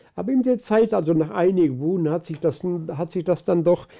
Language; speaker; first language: German; early bilingual, other home language; Polish